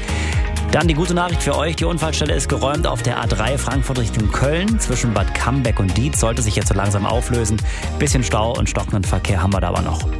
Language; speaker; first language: German; native; German